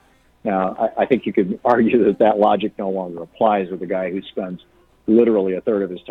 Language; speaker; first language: English; native; English